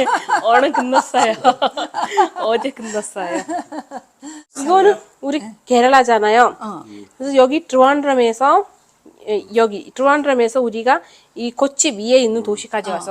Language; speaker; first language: Korean; non-native, learner; Malayalam